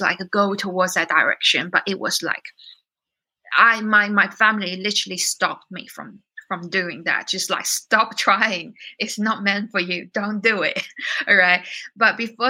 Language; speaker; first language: English; non-native, fluent; Chinese